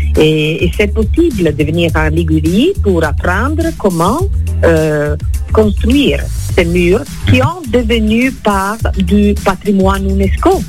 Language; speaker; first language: French; non-native, fluent; Italian